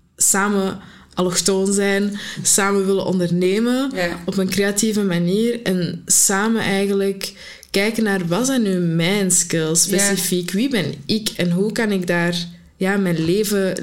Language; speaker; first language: Dutch; early bilingual, other home language; Arabic